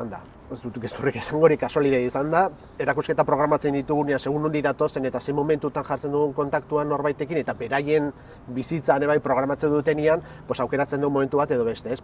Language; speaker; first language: Basque; native; Basque